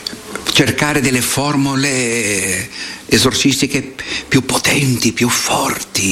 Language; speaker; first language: Italian; non-native, fluent; Portuguese